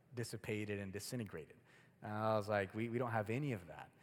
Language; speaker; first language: English; early bilingual, other home language; Spanish